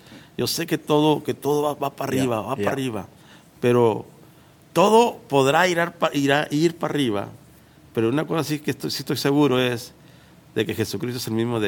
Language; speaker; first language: Spanish; native; Spanish